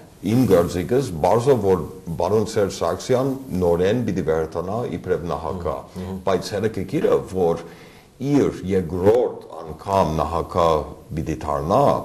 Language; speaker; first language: Armenian; early bilingual, other home language; English